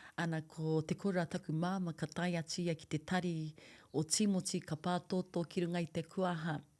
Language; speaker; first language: Māori; non-native, local second language; English